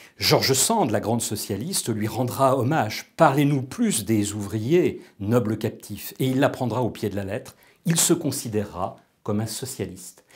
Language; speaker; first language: French; native; French